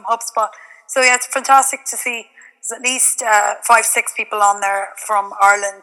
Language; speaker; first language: English; native; English